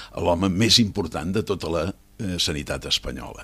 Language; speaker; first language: Catalan; native; Catalan